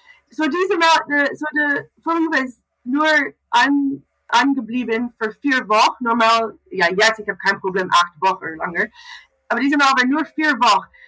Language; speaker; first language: German; non-native, learner; English